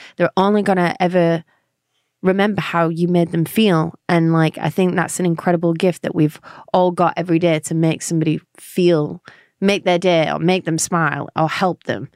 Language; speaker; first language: English; native; English